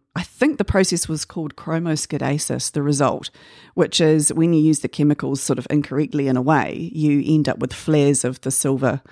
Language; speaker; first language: English; native; English